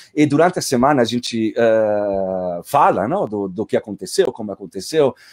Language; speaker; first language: Portuguese; non-native, fluent; Italian